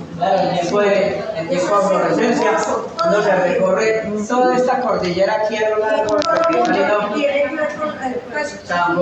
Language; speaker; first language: Spanish; native; Spanish